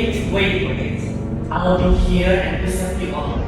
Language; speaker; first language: English; non-native, learner; Indonesian